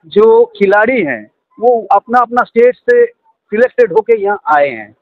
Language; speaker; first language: Hindi; non-native, local second language; Bangla